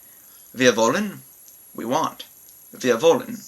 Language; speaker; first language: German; non-native, learner; English